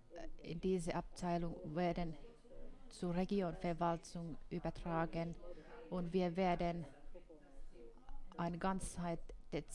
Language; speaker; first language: German; non-native, fluent; Finnish